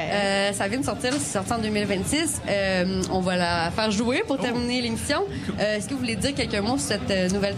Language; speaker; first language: French; native; French